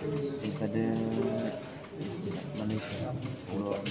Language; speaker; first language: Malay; non-native, learner; Maranao